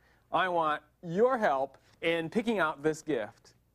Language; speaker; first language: English; native; English